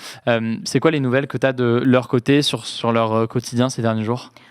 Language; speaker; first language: French; native; French